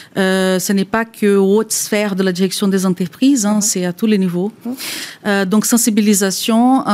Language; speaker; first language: French; non-native, fluent; Portuguese